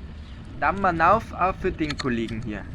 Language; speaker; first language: German; native; German